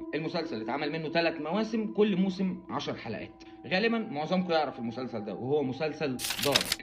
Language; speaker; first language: Arabic; native; Arabic